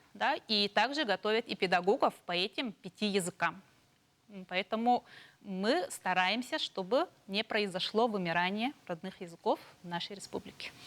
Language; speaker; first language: Russian; non-native, local second language; Yakut